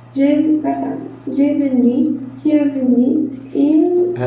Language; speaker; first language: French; non-native, learner; Portuguese